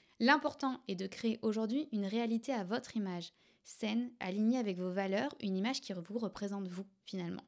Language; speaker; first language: French; native; French